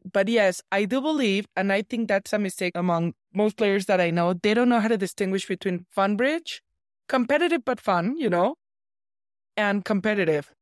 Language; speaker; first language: English; non-native, fluent; Spanish